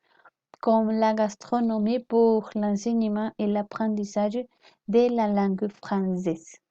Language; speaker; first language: French; non-native, learner; Spanish